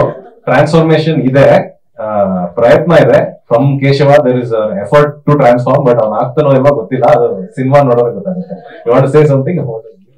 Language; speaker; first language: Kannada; native; Kannada